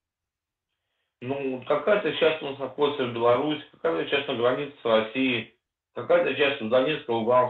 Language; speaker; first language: Russian; native; Russian